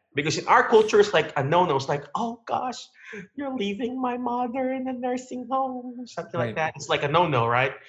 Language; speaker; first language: English; non-native, local second language; Filipino